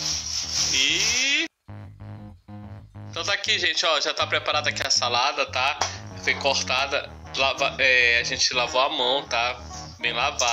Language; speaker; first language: Portuguese; native; Portuguese